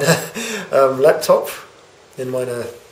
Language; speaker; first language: German; non-native, learner; English